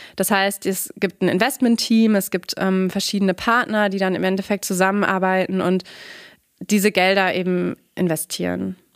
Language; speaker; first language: German; native; German